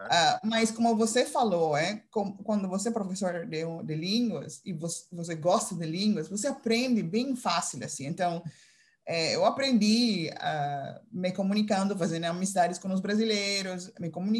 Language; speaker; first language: Portuguese; non-native, fluent; Dutch